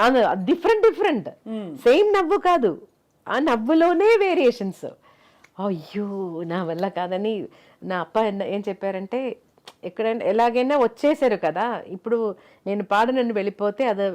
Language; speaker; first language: Telugu; non-native, local second language; Malayalam